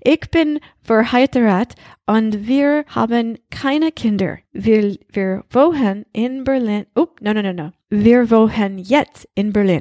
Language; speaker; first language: German; non-native, learner; English